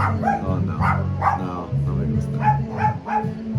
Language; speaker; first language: Spanish; non-native, learner; English